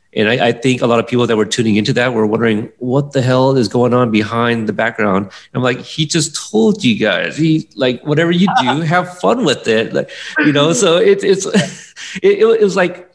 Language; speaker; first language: English; native; English